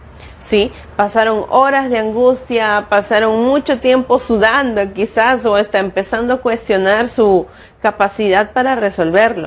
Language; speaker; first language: Spanish; native; Spanish